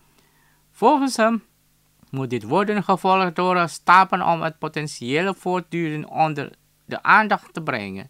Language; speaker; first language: Dutch; non-native, fluent; Indonesian